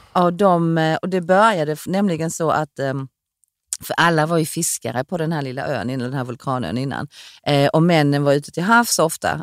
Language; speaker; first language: Swedish; early bilingual, other home language; Korean